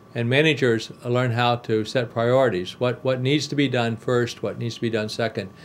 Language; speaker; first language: English; native; English